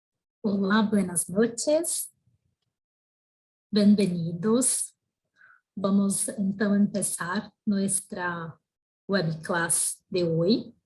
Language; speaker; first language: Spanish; non-native, fluent; Portuguese